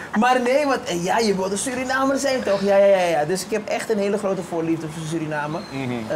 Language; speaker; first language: Dutch; early bilingual, other home language; Papiamento